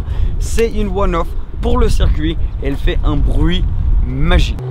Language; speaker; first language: French; native; French